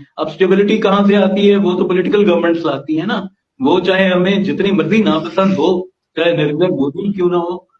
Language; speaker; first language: Urdu; non-native, local second language; Punjabi